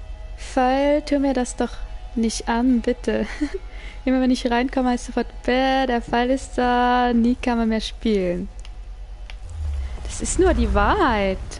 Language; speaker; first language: German; native; German